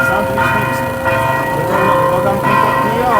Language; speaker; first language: Spanish; non-native, learner; Polish